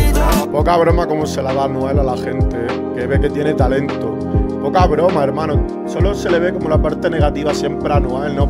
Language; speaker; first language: Spanish; native; Spanish